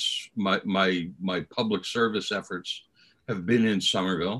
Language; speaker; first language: English; native; English